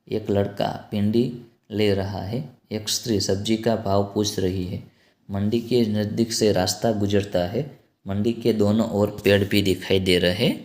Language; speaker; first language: Hindi; non-native, local second language; Gujarati